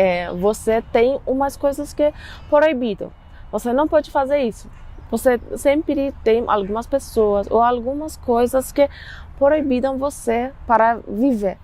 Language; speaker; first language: Portuguese; non-native, fluent; Persian